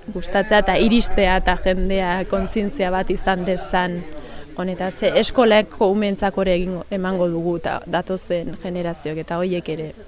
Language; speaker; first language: Basque; early bilingual, other home language; Sidamo